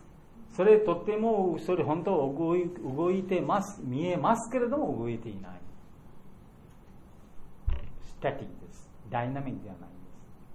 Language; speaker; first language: Japanese; non-native, learner; Bangla